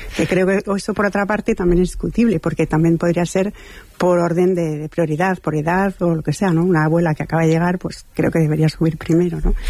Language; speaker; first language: Spanish; non-native, fluent; French